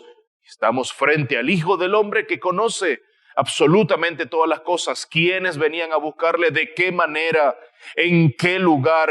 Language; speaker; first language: Spanish; native; Spanish